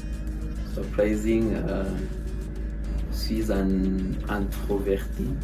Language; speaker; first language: French; non-native, learner; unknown